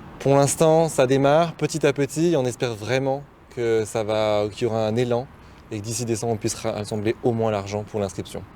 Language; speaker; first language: French; native; French